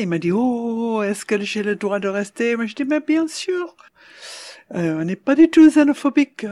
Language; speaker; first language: French; non-native, fluent; English